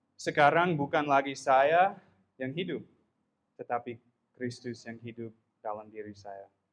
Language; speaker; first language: Indonesian; non-native, fluent; English